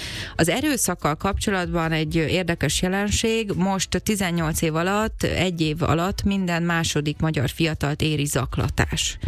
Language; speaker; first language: Hungarian; native; Hungarian